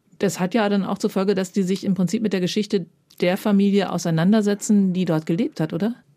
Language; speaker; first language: German; native; German